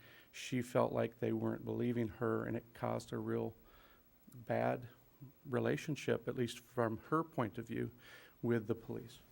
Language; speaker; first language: English; native; English